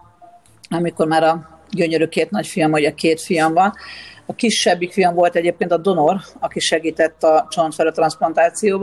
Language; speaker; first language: Hungarian; native; Hungarian